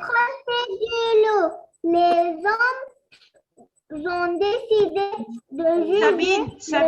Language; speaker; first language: French; non-native, learner; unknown